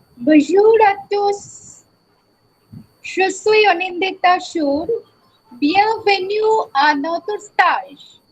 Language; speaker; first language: French; non-native, fluent; Bangla